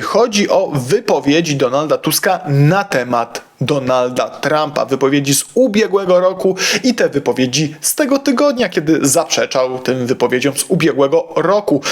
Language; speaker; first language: Polish; native; Polish